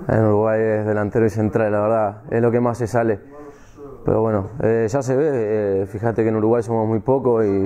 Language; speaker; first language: Spanish; native; Spanish